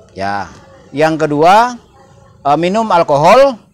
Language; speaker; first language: Indonesian; non-native, local second language; Minangkabau